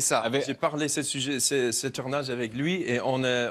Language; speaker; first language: French; non-native, learner; English